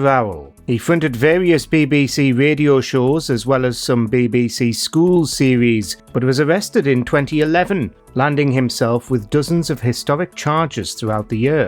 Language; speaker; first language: English; native; English